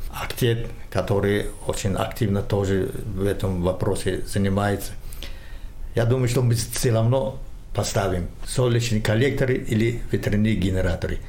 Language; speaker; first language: Russian; non-native, local second language; Tajik